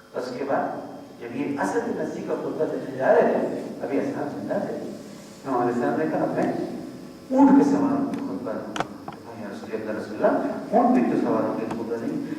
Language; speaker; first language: Urdu; non-native, local second language; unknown